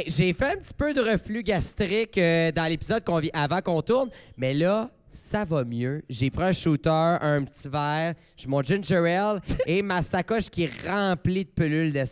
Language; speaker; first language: French; native; French